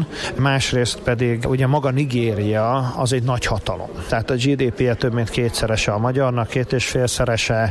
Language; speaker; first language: Hungarian; native; Hungarian